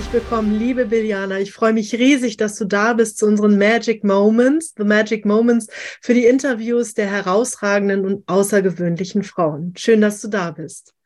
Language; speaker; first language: German; native; German